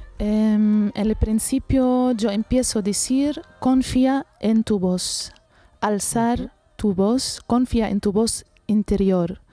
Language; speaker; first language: Spanish; non-native, learner; Arabic